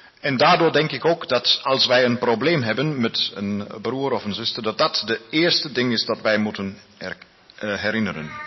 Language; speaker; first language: Dutch; non-native, learner; Spanish